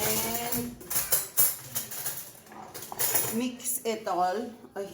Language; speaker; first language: English; non-native, local second language; Cebuano